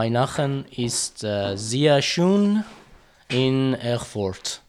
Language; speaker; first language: German; non-native, learner; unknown